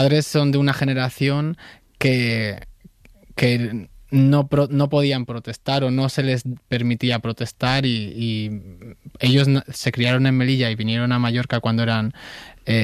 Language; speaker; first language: Spanish; native; Spanish